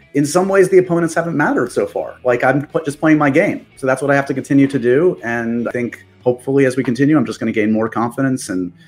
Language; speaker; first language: English; native; English